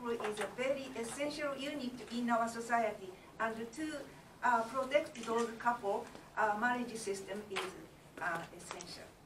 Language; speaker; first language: English; non-native, learner; Japanese